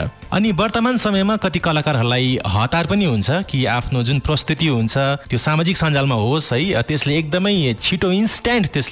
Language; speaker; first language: Nepali; native; Nepali